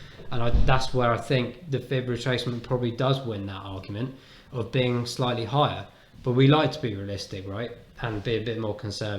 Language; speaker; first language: English; native; English